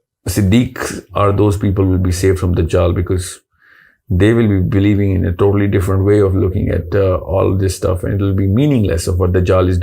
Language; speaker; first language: English; non-native, local second language; Urdu